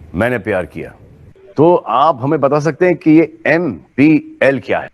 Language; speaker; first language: Hindi; native; Hindi